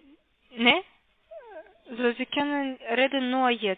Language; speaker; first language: German; non-native, learner; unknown